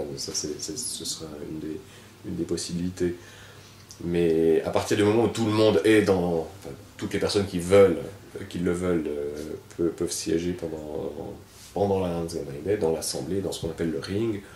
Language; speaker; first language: French; native; French